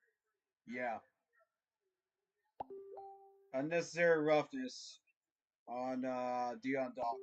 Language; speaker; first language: English; native; English